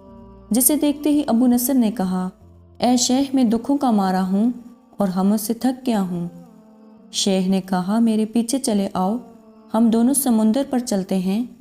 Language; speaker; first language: Urdu; native; Urdu